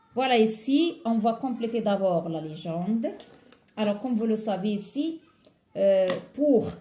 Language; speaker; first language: French; non-native, local second language; Arabic